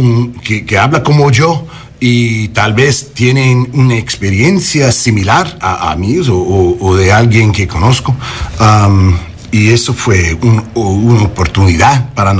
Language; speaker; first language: Spanish; early bilingual, heritage; English